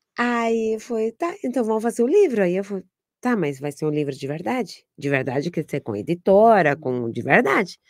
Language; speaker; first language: Portuguese; non-native, fluent; Spanish